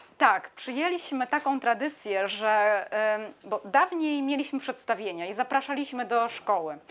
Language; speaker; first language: Polish; native; Polish